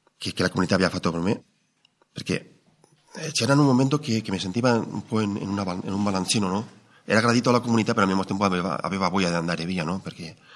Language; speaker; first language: Italian; non-native, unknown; Spanish